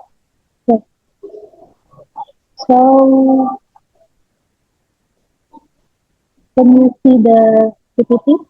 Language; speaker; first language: English; non-native, learner; Indonesian